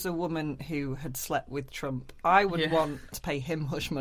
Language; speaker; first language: English; native; English